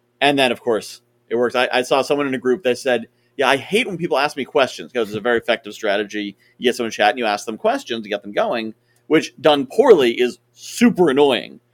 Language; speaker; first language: English; native; English